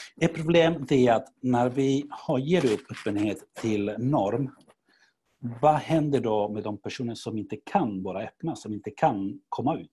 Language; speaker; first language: Swedish; non-native, fluent; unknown